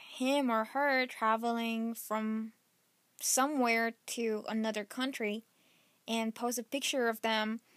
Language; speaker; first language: English; non-native, local second language; Filipino